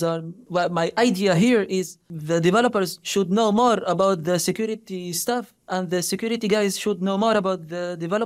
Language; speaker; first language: English; non-native, fluent; Arabic